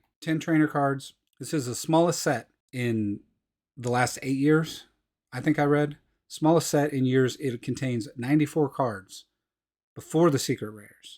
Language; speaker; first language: English; native; English